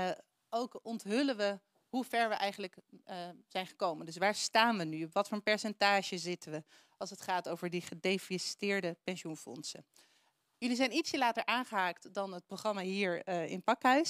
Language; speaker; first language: Dutch; native; Dutch